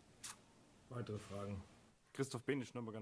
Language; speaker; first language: German; native; German